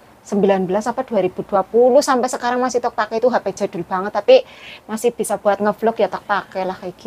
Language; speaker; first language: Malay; non-native, local second language; Javanese